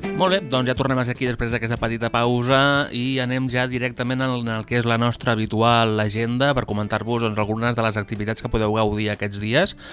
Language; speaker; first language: Catalan; native; Catalan